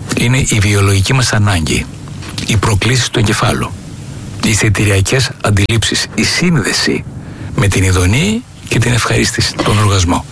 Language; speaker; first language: Greek; native; Greek